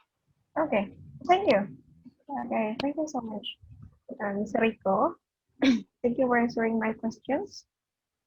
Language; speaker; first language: English; non-native, fluent; Indonesian